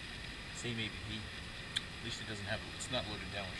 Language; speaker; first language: English; native; English